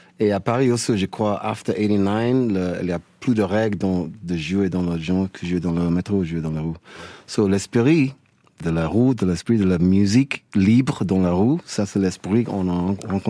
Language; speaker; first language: French; non-native, learner; English